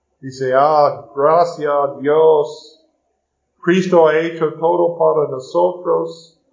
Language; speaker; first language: Spanish; non-native, learner; English